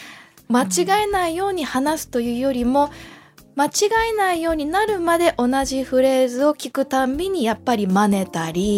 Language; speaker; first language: Japanese; native; Japanese